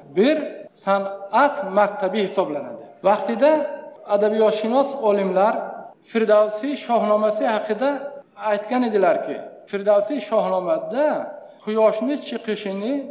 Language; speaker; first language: Uzbek; non-native, fluent; Tajik